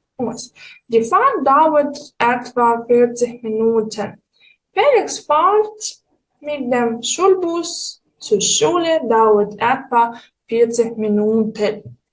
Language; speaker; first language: German; non-native, fluent; Ukrainian